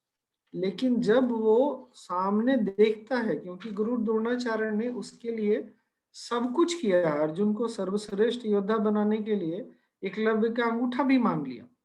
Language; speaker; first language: Hindi; native; Hindi